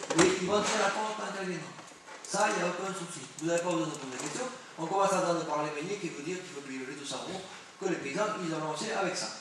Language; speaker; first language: French; native; French